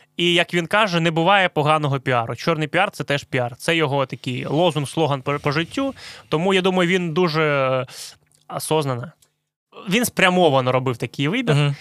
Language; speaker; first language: Ukrainian; non-native, local second language; Russian